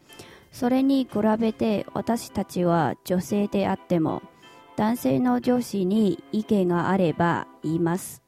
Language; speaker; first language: Japanese; non-native, fluent; Chinese